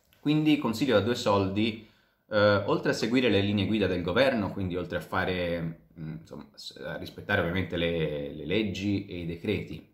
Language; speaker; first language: Italian; native; Italian